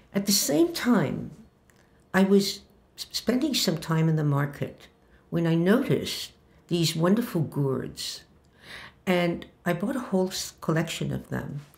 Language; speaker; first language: English; early bilingual, other home language; Hebrew